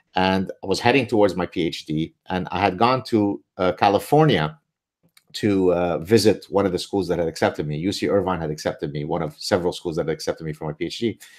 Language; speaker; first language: English; early bilingual, other home language; Arabic